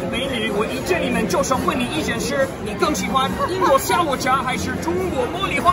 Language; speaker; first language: Chinese; non-native, learner; English